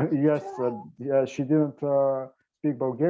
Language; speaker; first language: English; non-native, learner; Bulgarian